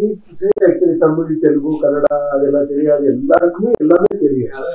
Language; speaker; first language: Tamil; non-native, learner; Kannada